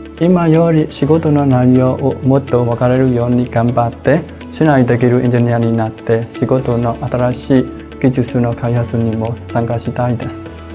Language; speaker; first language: Japanese; non-native, learner; Burmese